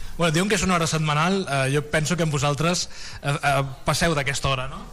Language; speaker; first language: Catalan; native; Catalan